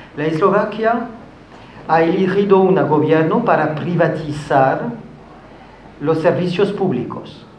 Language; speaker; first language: Spanish; non-native, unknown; French